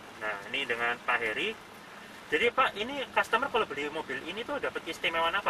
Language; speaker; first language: Indonesian; native; Indonesian